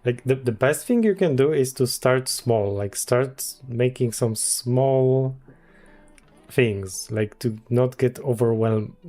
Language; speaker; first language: English; non-native, fluent; Polish